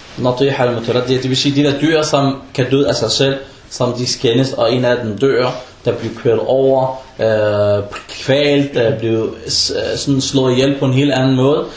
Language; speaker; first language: Danish; non-native, fluent; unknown